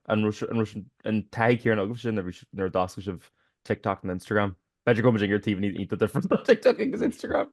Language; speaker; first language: Irish; native; Irish